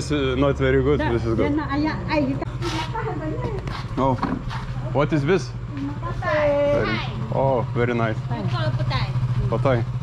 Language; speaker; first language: English; non-native, learner; Lithuanian